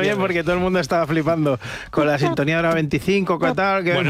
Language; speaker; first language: Spanish; native; Spanish